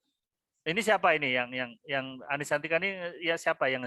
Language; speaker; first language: Indonesian; native; Indonesian